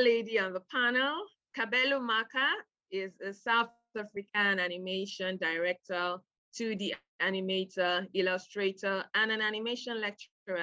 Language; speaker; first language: English; non-native, local second language; Yoruba